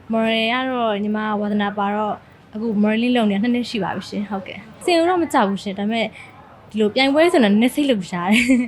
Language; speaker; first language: Burmese; native; Burmese